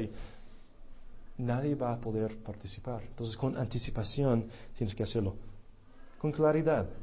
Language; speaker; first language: Spanish; non-native, fluent; English